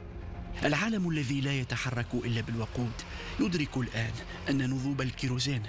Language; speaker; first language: Arabic; native; Arabic